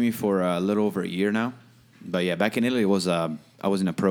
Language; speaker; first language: English; non-native, fluent; Italian